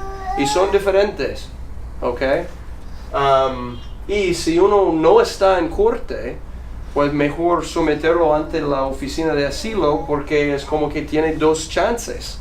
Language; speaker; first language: Spanish; non-native, fluent; English